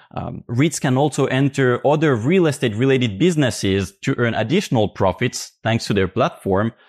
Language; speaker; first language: English; non-native, fluent; Finnish